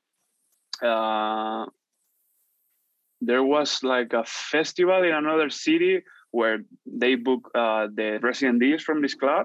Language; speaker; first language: English; non-native, fluent; Spanish